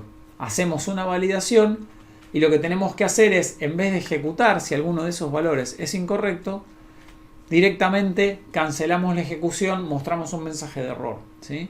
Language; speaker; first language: Spanish; native; Spanish